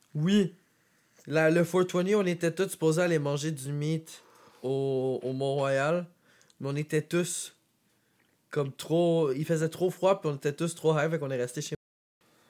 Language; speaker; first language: French; native; French